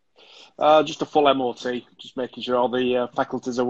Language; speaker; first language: English; native; English